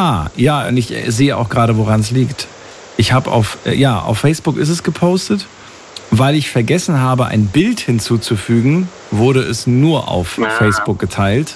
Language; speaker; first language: German; native; German